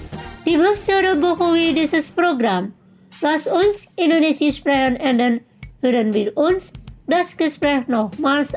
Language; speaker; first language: German; non-native, fluent; Indonesian